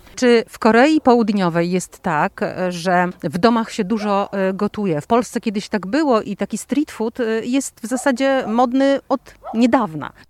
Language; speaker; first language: Polish; native; Polish